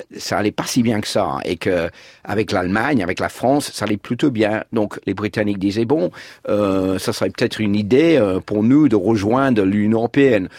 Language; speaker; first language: French; non-native, fluent; English